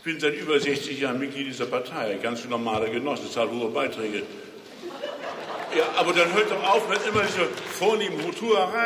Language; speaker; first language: German; native; German